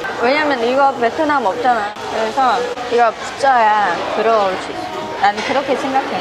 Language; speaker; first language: Korean; non-native, learner; Vietnamese